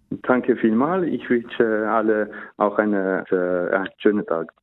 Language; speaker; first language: German; non-native, local second language; French